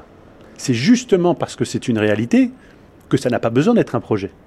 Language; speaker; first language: French; native; French